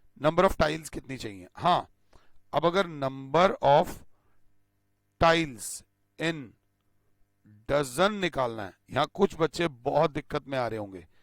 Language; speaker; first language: Hindi; native; Hindi